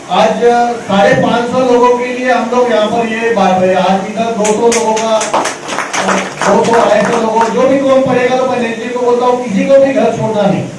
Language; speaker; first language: Hindi; non-native, local second language; Marathi